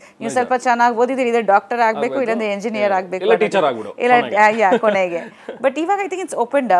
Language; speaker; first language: Kannada; non-native, local second language; Bangla